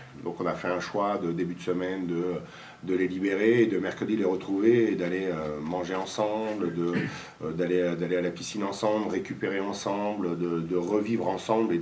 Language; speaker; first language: French; native; French